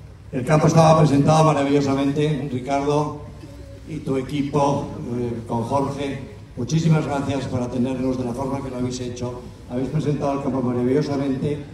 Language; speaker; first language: Spanish; native; Spanish